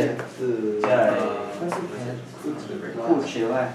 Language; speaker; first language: Chinese; non-native, learner; English